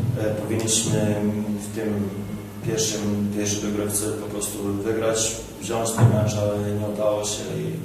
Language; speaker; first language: Polish; non-native, fluent; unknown